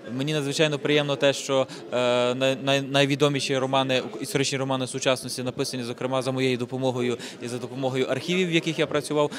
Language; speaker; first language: Ukrainian; native; Ukrainian